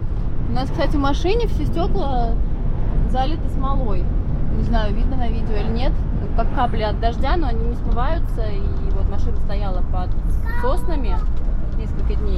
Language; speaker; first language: Russian; native; Russian